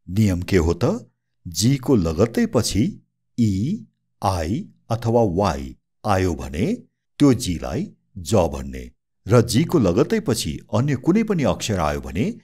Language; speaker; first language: Nepali; native; Nepali